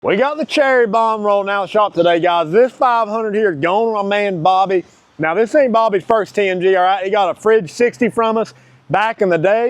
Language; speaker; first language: English; native; English